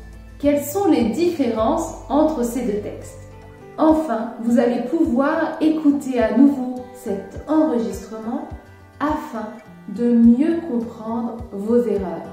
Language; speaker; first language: French; native; French